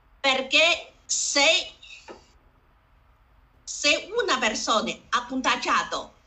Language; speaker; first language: Italian; non-native, learner; Chinese